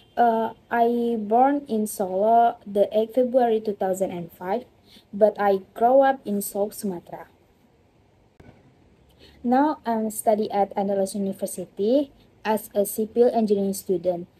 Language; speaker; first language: English; non-native, learner; Indonesian